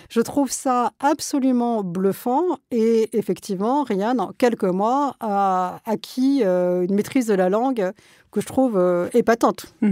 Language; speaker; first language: French; early bilingual, other home language; Malayalam